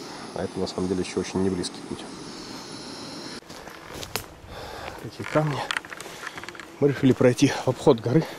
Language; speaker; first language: Russian; native; Russian